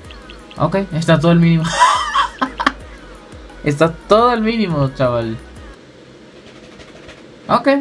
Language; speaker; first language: Spanish; native; Spanish